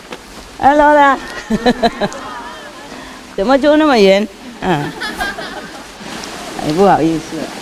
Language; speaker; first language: Chinese; non-native, fluent; Vietnamese